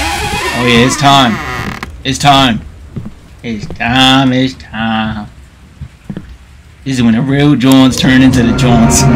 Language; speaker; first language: English; native; English